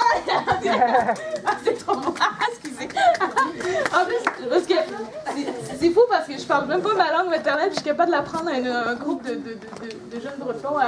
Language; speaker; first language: French; non-native, local second language; Innu-aimun